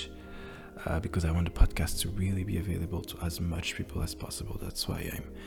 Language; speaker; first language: English; non-native, fluent; French